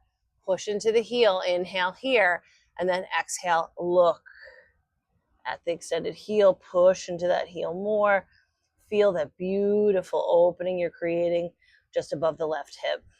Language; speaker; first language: English; native; English